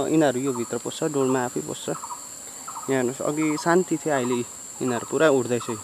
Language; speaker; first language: Nepali; native; Nepali